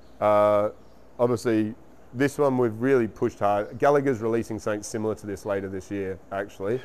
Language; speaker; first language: English; native; English